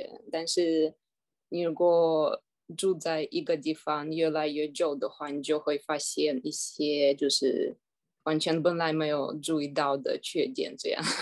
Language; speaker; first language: Chinese; non-native, fluent; Russian